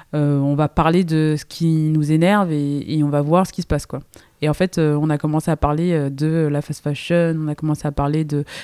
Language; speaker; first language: French; native; French